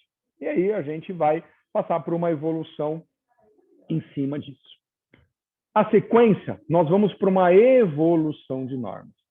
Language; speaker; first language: Portuguese; native; Portuguese